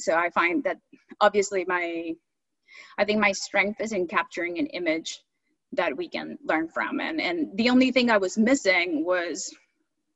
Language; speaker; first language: English; early bilingual, other home language; Spanish